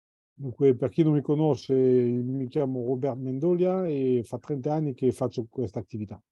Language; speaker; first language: Italian; non-native, fluent; French